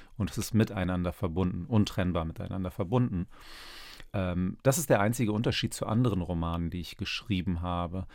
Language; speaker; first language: German; early bilingual, other home language; Turkish